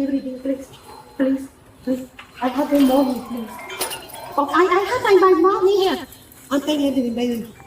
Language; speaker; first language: English; non-native, learner; Spanish